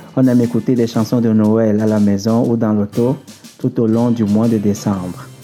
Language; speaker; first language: French; non-native, local second language; Ewe